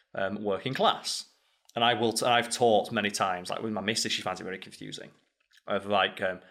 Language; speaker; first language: English; native; English